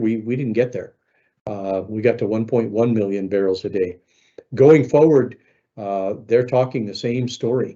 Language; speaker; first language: English; native; English